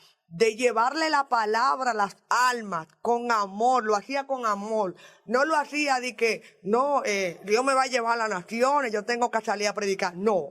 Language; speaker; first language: Spanish; native; Spanish